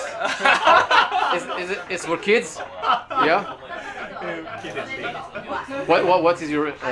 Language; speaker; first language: English; non-native, learner; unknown